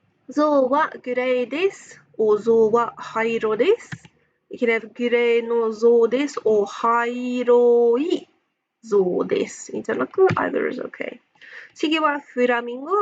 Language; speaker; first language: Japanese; non-native, fluent; English